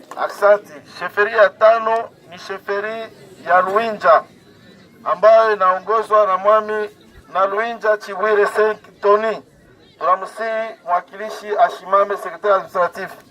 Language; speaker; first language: Swahili; non-native, local second language; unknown